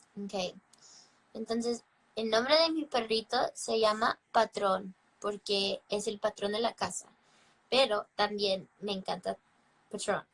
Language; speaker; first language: Spanish; early bilingual, heritage; English